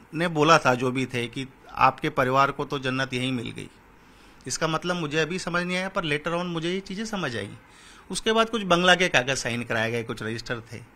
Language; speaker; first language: Hindi; native; Hindi